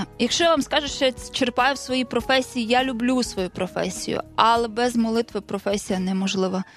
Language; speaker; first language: Ukrainian; native; Ukrainian